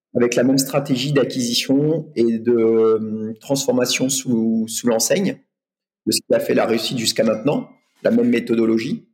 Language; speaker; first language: French; native; French